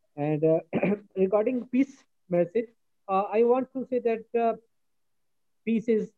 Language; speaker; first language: English; non-native, local second language; Urdu